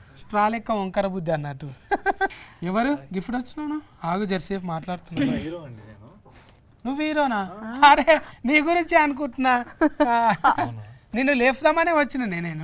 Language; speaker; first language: Telugu; native; Telugu